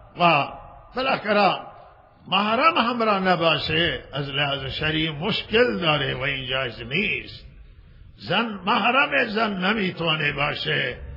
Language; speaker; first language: Persian; non-native, local second language; Baluchi